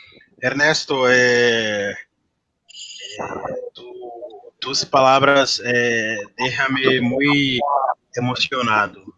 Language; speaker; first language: Spanish; non-native, learner; Portuguese